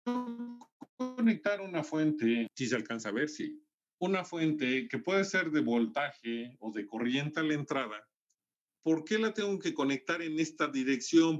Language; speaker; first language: Spanish; native; Spanish